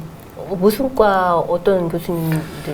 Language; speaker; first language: Korean; native; Korean